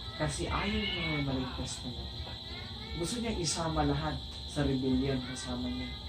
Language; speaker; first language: Filipino; non-native, local second language; Cebuano